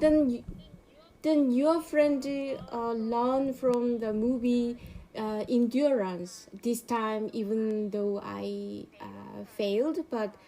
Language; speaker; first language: English; non-native, learner; Korean